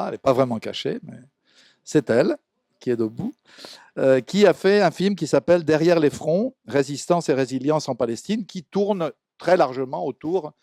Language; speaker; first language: French; native; French